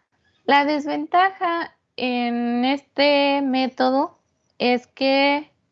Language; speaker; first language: Spanish; native; Spanish